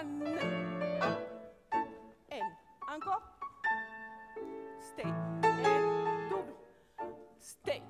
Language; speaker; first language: English; non-native, learner; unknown